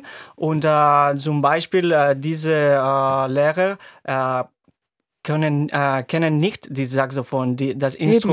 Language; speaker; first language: German; non-native, fluent; Spanish